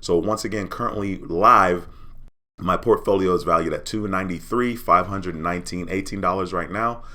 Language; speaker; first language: English; native; English